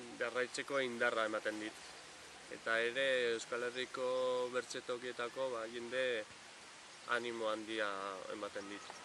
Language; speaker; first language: Basque; non-native, local second language; Spanish